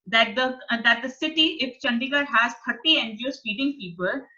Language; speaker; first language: English; non-native, local second language; Punjabi